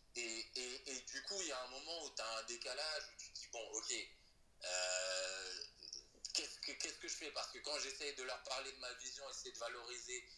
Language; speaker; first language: French; native; French